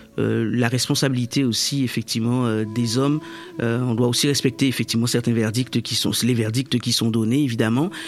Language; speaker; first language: French; native; French